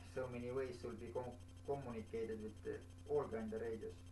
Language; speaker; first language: English; non-native, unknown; Estonian